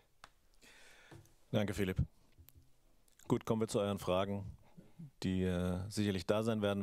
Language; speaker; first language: German; native; German